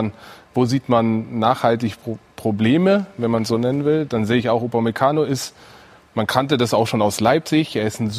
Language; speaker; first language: German; native; German